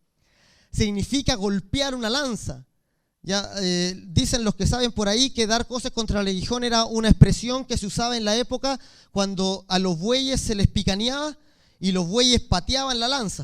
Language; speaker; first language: Spanish; native; Spanish